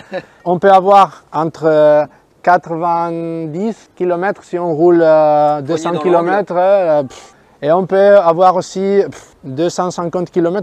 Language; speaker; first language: French; non-native, fluent; Spanish